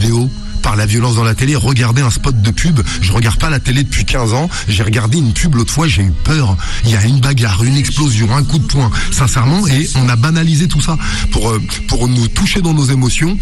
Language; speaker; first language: French; native; French